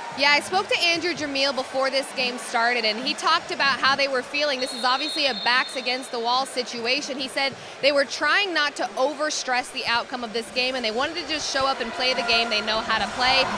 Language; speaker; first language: English; native; English